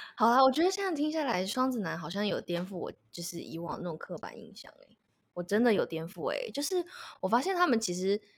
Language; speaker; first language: Chinese; native; Chinese